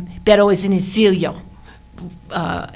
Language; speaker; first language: Spanish; non-native, learner; English